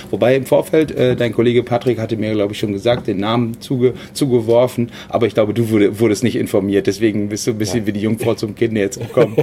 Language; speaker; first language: German; native; German